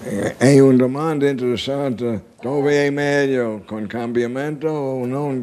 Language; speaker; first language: Italian; non-native, learner; English